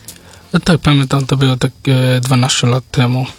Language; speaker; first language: Polish; non-native, learner; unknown